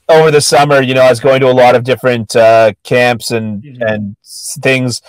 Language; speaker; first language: English; native; English